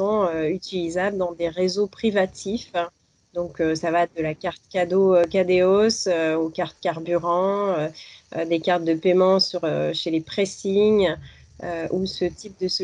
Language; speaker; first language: French; native; French